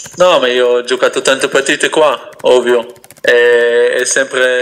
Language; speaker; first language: Italian; non-native, fluent; Dutch